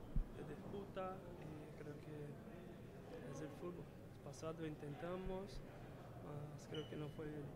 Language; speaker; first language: Spanish; non-native, fluent; Portuguese